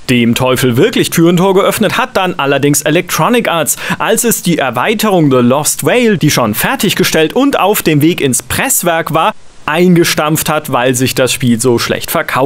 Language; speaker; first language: German; native; German